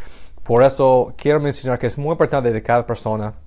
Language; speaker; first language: Spanish; non-native, fluent; English